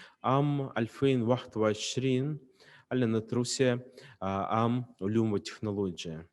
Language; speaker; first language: Arabic; non-native, fluent; Russian